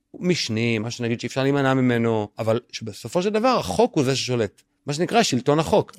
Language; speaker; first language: Hebrew; native; Hebrew